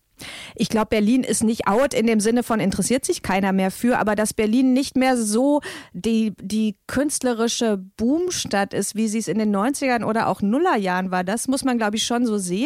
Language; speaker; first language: German; native; German